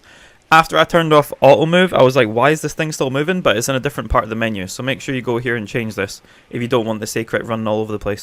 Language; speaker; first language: English; native; English